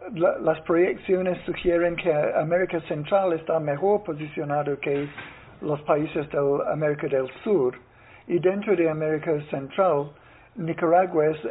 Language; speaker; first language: Spanish; non-native, fluent; English